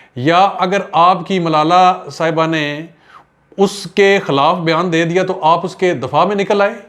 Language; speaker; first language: Urdu; non-native, local second language; Pahari-Potwari